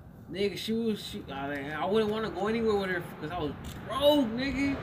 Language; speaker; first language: English; early bilingual, other home language; Spanish